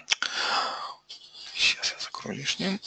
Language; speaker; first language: Russian; native; Russian